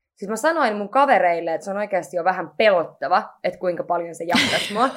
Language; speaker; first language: Finnish; native; Finnish